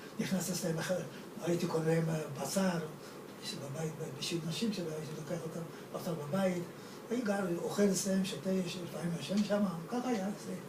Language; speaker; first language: Hebrew; non-native, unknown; Persian